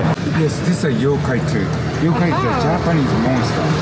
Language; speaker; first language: English; non-native, learner; Japanese